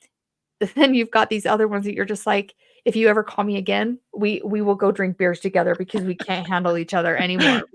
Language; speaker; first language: English; native; English